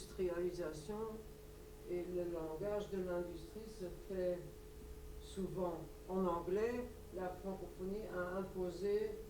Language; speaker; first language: French; non-native, local second language; Luxembourgish